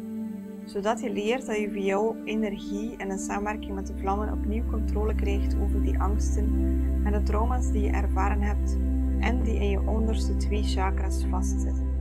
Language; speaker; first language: Dutch; native; Dutch